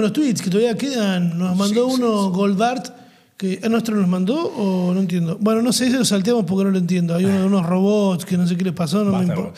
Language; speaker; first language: Spanish; native; Spanish